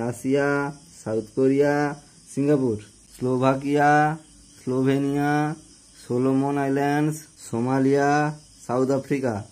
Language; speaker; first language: English; non-native, local second language; Hindi